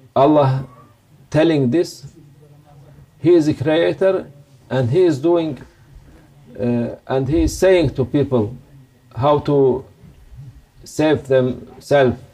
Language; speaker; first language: English; non-native, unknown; Turkish